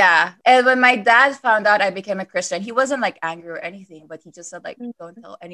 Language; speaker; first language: English; non-native, local second language; Persian